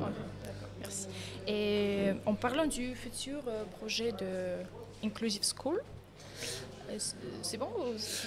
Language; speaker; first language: French; non-native, fluent; Polish